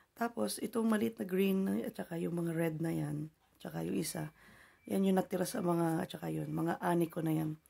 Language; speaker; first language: Filipino; native; Filipino